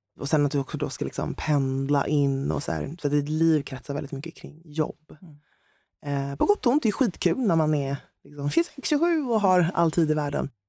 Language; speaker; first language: Swedish; native; Swedish